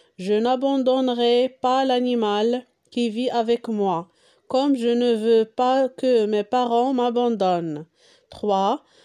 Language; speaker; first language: French; non-native, local second language; Arabic